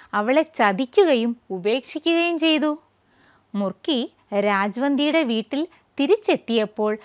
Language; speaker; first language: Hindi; non-native, local second language; Malayalam